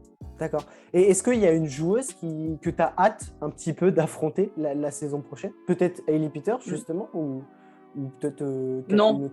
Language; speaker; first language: French; native; French